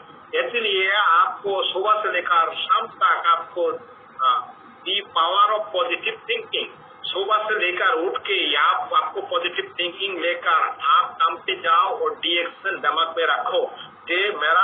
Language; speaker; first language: Hindi; non-native, fluent; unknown